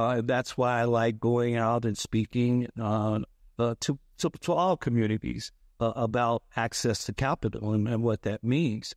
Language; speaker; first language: English; native; English